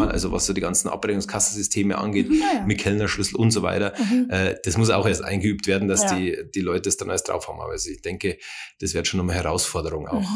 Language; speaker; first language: German; native; German